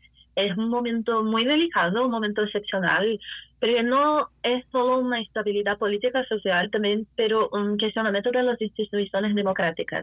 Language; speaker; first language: Spanish; non-native, fluent; Portuguese